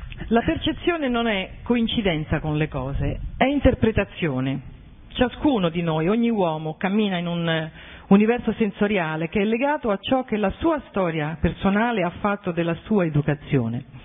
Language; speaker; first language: Italian; native; Italian